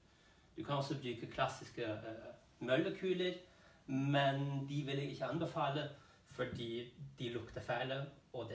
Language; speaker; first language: Norwegian; non-native, fluent; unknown